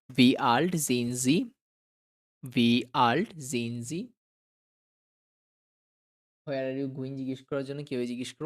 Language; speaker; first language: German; non-native, fluent; Bangla